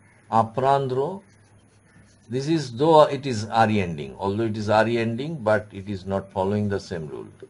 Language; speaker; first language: English; non-native, local second language; Bangla